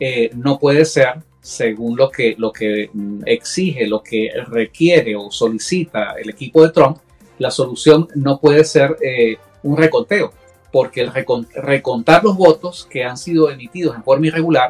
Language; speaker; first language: Spanish; native; Spanish